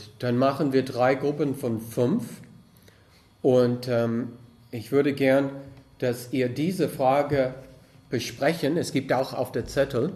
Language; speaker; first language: German; non-native, fluent; English